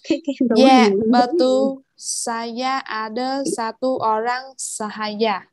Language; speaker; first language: Indonesian; non-native, learner; Vietnamese